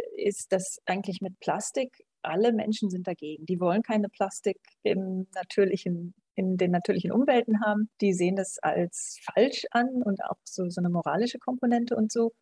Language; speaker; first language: German; native; German